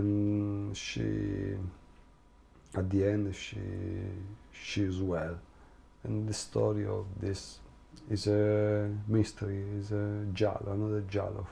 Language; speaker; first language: English; non-native, learner; Italian